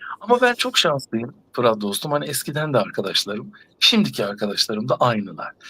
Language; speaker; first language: Turkish; native; Turkish